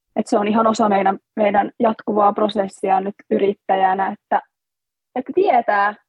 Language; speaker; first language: Finnish; native; Finnish